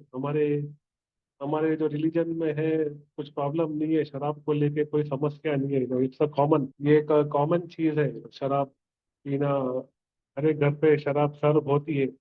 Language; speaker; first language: Hindi; native; Hindi